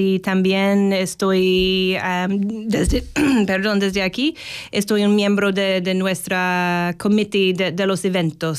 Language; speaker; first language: Spanish; non-native, fluent; English